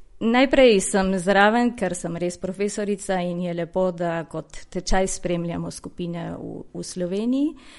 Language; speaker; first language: Slovenian; early bilingual, heritage; Slovenian